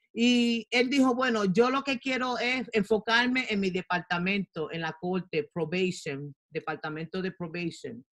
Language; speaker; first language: Spanish; early bilingual, heritage; Spanish